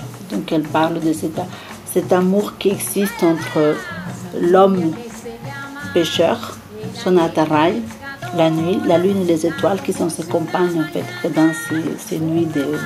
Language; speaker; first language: French; non-native, fluent; Spanish